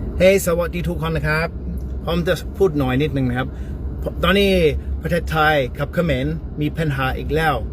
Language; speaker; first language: Thai; non-native, learner; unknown